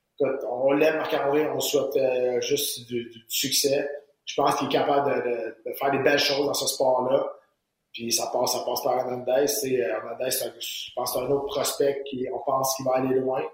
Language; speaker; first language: French; native; French